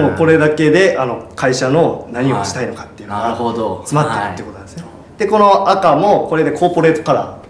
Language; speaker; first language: Japanese; native; Japanese